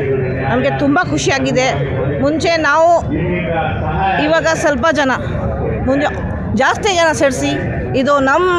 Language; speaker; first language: Kannada; non-native, local second language; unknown